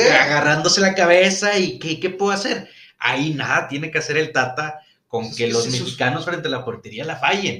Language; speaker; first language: Spanish; native; Spanish